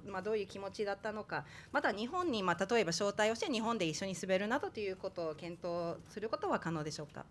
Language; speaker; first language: Japanese; native; Japanese